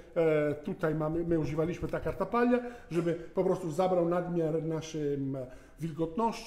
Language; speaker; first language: Polish; non-native, fluent; Italian